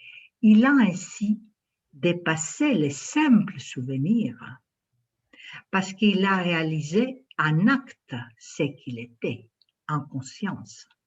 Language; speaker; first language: French; non-native, fluent; Greek